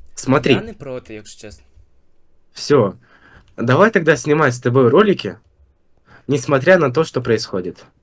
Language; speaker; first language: Russian; native; Russian